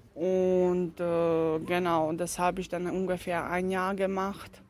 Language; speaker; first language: German; non-native, fluent; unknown